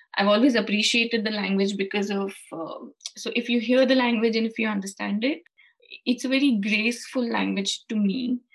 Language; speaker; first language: English; non-native, local second language; Hindi